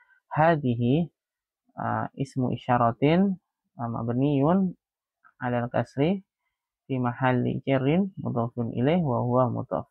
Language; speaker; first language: Arabic; non-native, fluent; Indonesian